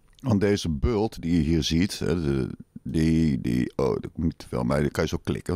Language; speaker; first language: Dutch; native; Dutch